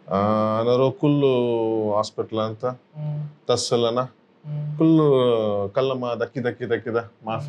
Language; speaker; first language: Arabic; non-native, learner; Kannada